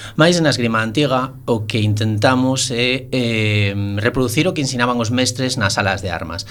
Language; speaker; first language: Galician; non-native, local second language; Spanish